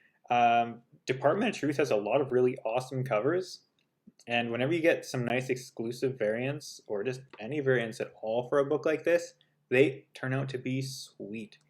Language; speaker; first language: English; native; English